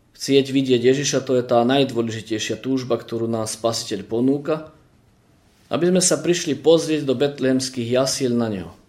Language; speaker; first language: Slovak; early bilingual, heritage; Slovak